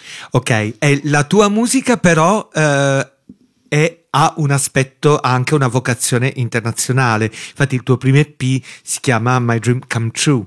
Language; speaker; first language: Italian; native; Italian